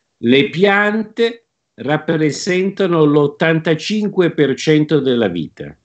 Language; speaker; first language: Italian; native; Italian